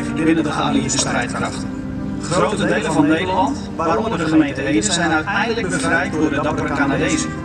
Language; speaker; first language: Dutch; native; Dutch